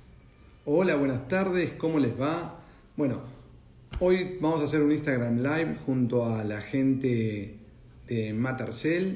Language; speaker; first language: Spanish; native; Spanish